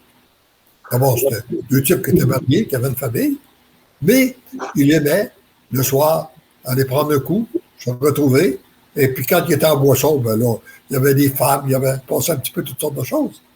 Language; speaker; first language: French; native; French